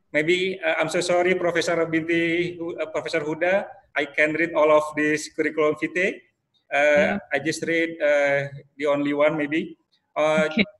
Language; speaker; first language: English; non-native, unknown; Indonesian